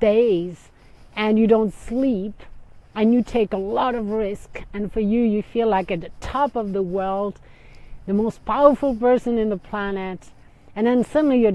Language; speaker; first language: English; non-native, fluent; French